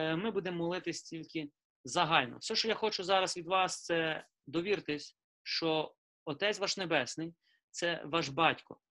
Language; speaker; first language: Ukrainian; native; Ukrainian